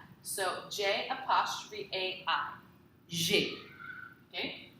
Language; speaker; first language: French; non-native, fluent; English